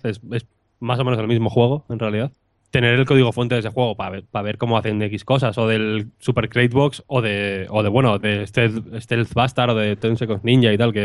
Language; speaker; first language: Spanish; native; Spanish